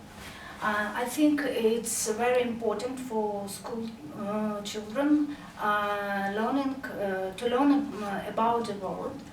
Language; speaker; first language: English; non-native, learner; Russian